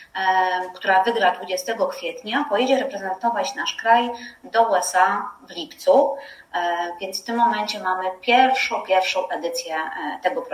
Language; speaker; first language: Polish; native; Polish